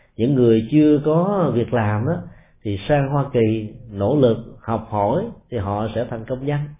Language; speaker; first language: Vietnamese; native; Vietnamese